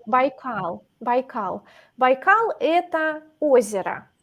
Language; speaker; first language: Russian; native; Russian